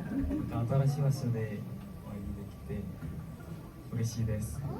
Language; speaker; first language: Japanese; non-native, learner; Korean